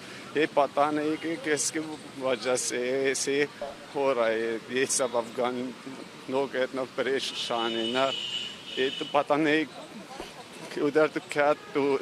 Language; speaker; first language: Hindi; non-native, learner; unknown